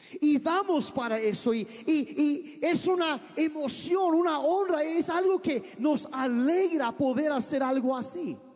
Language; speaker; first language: Spanish; early bilingual, other home language; English